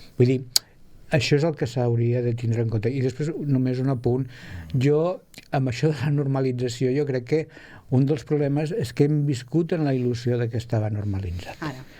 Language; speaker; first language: Catalan; native; Catalan